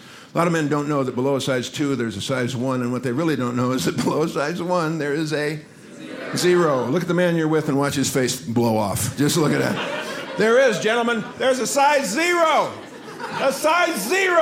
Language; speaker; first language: English; native; English